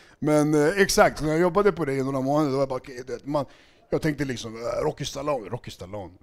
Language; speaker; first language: Swedish; early bilingual, other home language; Serbian